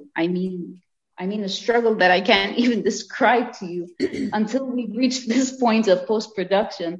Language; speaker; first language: English; non-native, fluent; Arabic